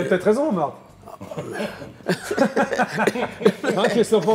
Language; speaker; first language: French; native; French